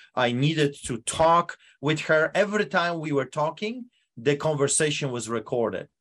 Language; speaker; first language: English; non-native, fluent; Polish